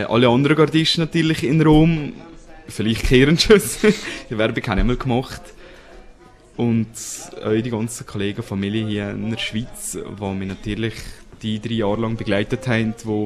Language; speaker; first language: German; native; German